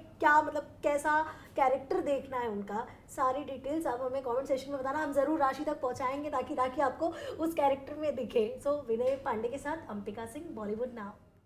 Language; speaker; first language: Hindi; native; Hindi